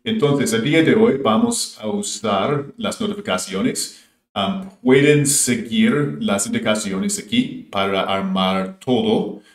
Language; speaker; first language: Spanish; non-native, fluent; English